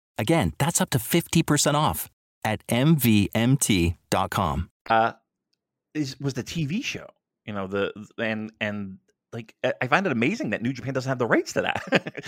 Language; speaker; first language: English; native; English